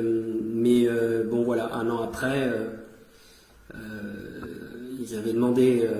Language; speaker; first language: French; native; French